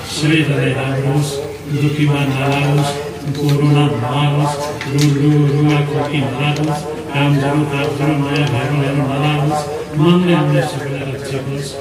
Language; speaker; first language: Nepali; non-native, local second language; Limbu